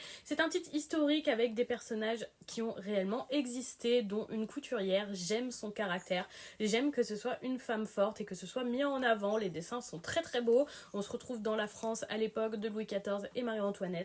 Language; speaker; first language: French; native; French